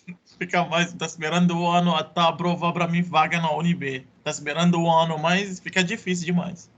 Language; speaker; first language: Portuguese; non-native, learner; Arabic